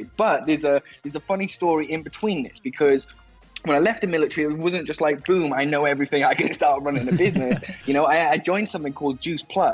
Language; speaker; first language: English; native; English